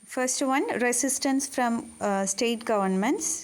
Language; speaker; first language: English; non-native, local second language; Malayalam